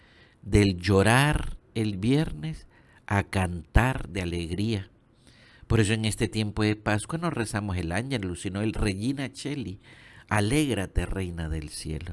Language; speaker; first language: Spanish; native; Spanish